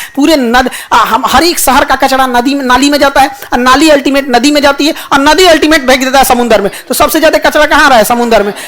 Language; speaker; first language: Hindi; native; Hindi